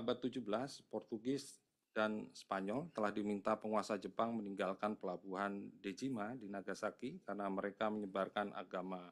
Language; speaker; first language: Indonesian; native; Indonesian